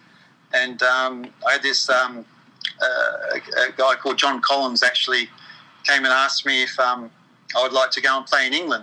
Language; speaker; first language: English; native; English